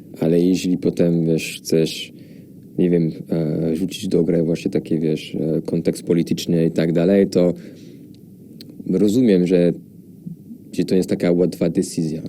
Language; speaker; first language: Polish; non-native, fluent; French